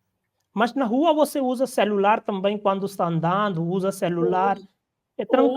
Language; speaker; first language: Portuguese; non-native, learner; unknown